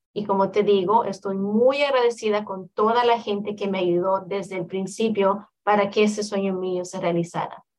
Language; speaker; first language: Spanish; native; Spanish